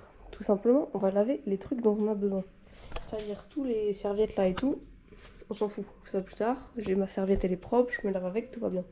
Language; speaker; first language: French; native; French